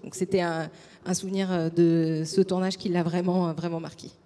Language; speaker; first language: French; native; French